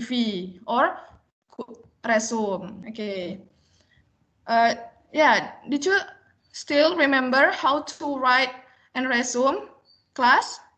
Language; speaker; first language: English; non-native, learner; Indonesian